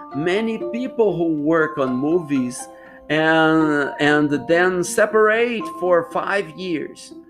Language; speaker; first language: English; non-native, fluent; Portuguese